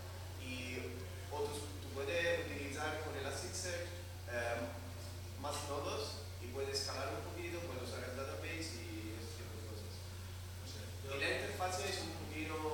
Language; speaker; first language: Spanish; non-native, learner; Italian